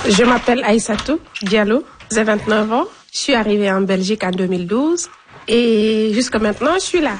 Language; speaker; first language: French; non-native, local second language; Fula